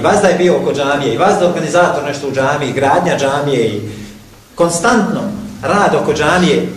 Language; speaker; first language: Bosnian; native; Bosnian